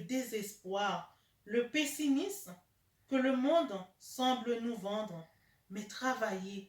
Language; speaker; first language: French; native; French